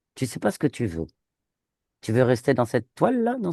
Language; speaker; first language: French; native; French